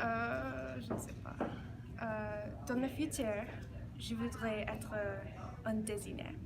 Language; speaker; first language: French; non-native, learner; English